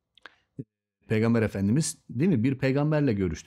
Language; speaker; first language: Turkish; native; Turkish